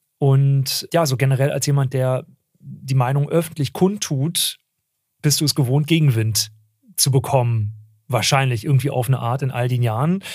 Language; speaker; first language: German; early bilingual, other home language; Turkish